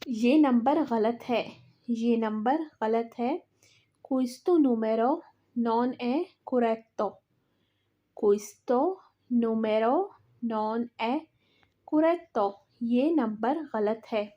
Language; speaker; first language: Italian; non-native, learner; Urdu